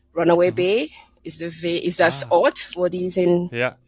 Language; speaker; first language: German; non-native, learner; English